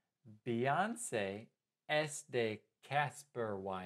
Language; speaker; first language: Spanish; non-native, fluent; English